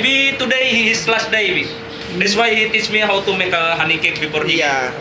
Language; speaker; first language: English; non-native, learner; Indonesian